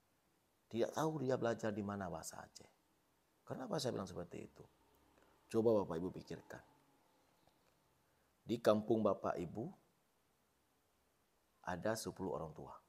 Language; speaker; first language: Indonesian; non-native, local second language; Achinese